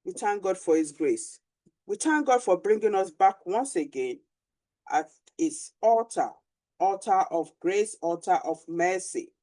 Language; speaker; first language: English; non-native, local second language; Yoruba